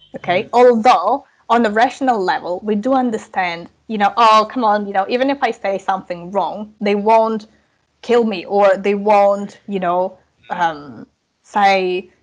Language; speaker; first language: English; non-native, fluent; Russian